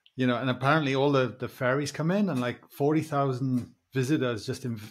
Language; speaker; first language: English; native; English